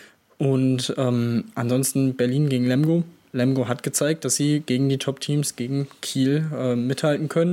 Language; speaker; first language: German; native; German